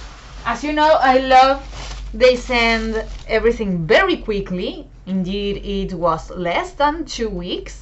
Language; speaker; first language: English; non-native, fluent; Spanish